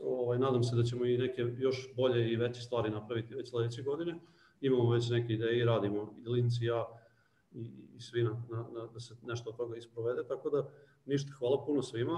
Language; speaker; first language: Serbian; native; Serbian